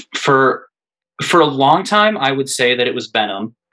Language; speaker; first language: English; native; English